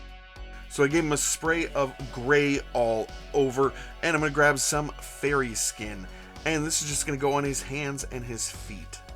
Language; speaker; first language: English; native; English